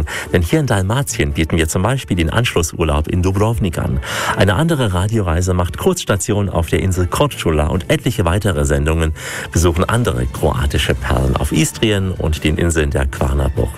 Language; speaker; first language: German; native; German